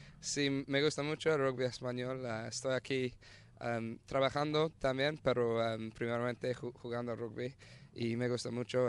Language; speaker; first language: Spanish; non-native, learner; English